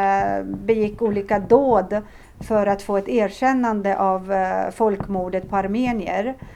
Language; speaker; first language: Swedish; early bilingual, other home language; Assyrian Neo-Aramaic